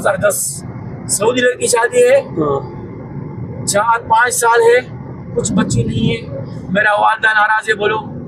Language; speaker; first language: Hindi; non-native, learner; Baluchi